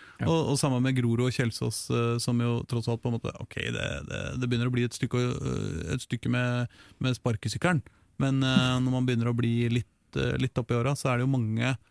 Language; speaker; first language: Norwegian; native; Norwegian